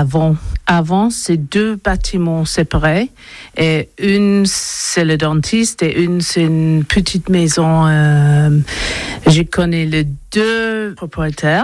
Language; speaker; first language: French; non-native, learner; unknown